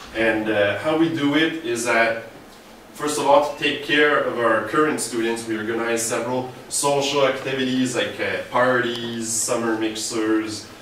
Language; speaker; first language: English; native; English